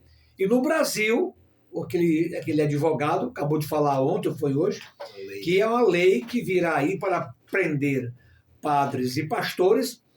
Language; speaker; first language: Portuguese; native; Portuguese